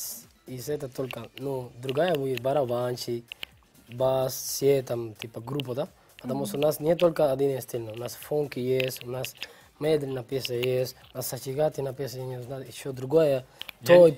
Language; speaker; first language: Russian; non-native, learner; Spanish